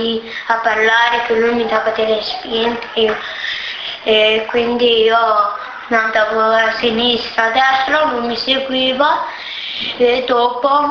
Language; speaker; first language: Italian; early bilingual, other home language; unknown